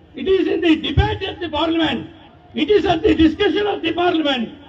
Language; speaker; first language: English; non-native, local second language; Tamil